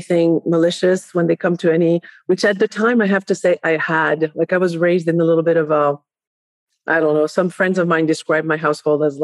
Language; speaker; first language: English; non-native, fluent; Spanish